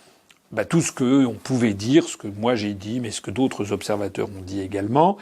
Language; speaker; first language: French; native; French